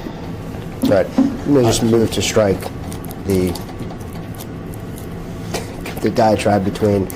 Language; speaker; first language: English; native; English